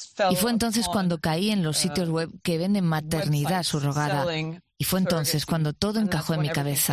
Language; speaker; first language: Spanish; non-native, fluent; French